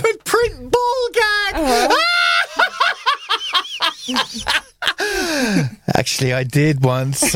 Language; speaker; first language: English; native; English